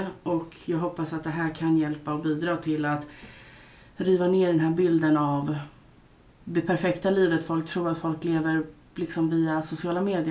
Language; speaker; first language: Swedish; native; Swedish